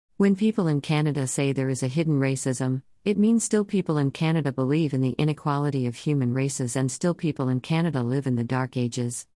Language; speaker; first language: English; non-native, fluent; Persian